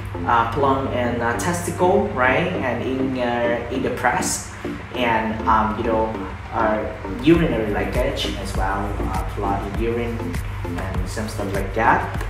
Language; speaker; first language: English; non-native, fluent; Vietnamese